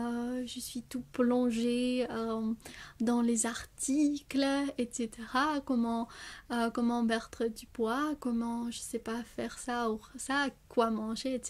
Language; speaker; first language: French; non-native, fluent; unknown